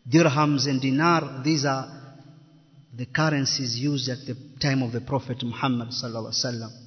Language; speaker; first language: English; non-native, local second language; Swahili